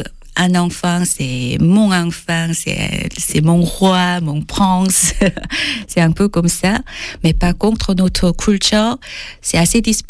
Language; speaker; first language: French; non-native, fluent; Korean